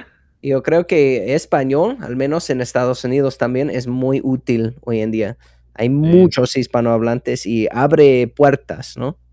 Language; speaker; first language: Spanish; non-native, fluent; English